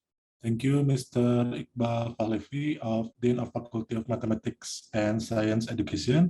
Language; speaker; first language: English; non-native, learner; Indonesian